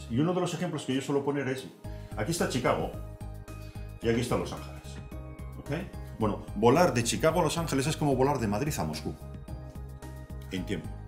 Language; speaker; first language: Spanish; native; Spanish